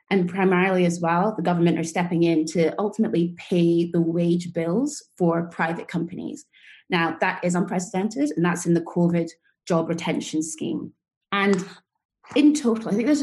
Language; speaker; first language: English; native; English